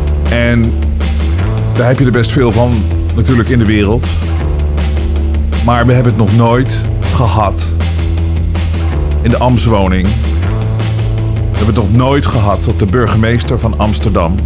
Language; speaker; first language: Dutch; native; Dutch